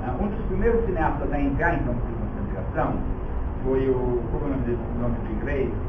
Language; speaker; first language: Portuguese; early bilingual, other home language; Yiddish